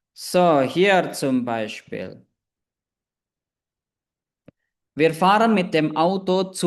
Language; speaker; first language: German; non-native, fluent; Indonesian